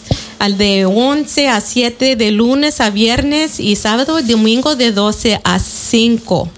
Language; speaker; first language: Spanish; early bilingual, heritage; Spanish